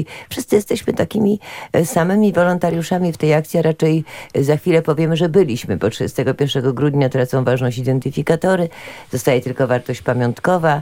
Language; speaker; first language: Polish; native; Polish